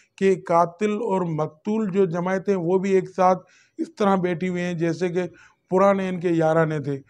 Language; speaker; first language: Urdu; non-native, local second language; Sindhi